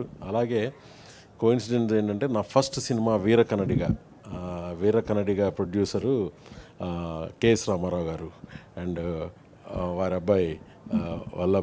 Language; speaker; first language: Telugu; native; Telugu